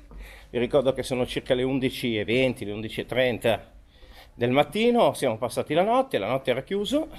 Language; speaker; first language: Italian; native; Italian